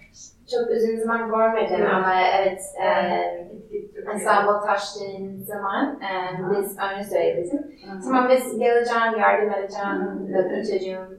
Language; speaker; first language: Turkish; non-native, learner; English